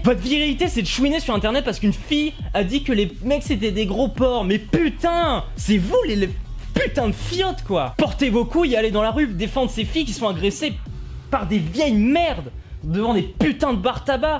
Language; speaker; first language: French; native; French